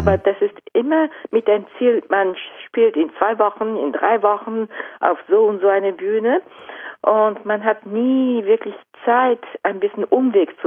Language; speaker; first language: German; non-native, fluent; Japanese